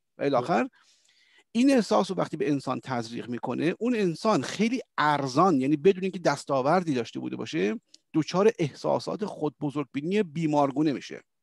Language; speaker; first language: Persian; early bilingual, heritage; Persian